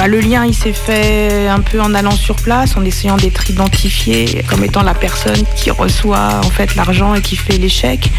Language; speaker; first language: French; native; French